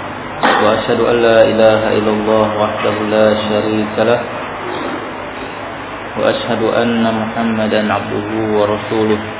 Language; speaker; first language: Arabic; non-native, fluent; Indonesian